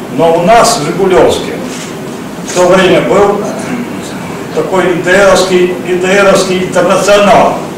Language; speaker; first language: Russian; native; Russian